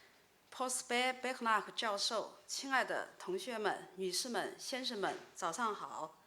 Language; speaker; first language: Chinese; native; Chinese